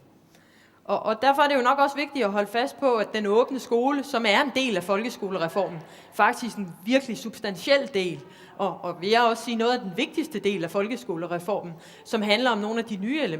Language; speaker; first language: Danish; native; Danish